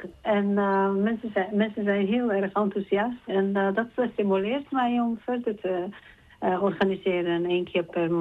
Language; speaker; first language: Dutch; non-native, learner; Georgian